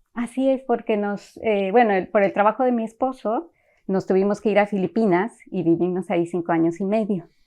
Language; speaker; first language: Spanish; native; Spanish